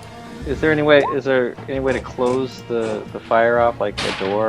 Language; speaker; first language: English; native; English